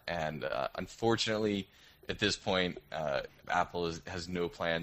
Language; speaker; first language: English; native; English